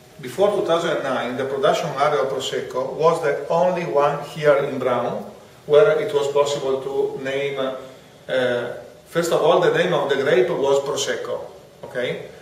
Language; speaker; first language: English; non-native, fluent; Italian